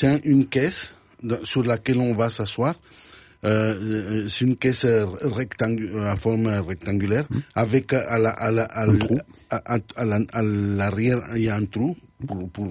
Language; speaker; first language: French; non-native, fluent; Spanish